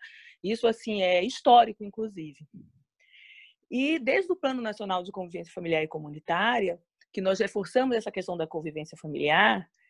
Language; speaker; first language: Portuguese; native; Portuguese